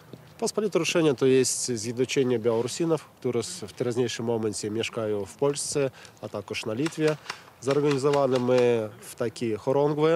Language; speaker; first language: Polish; non-native, learner; Belarusian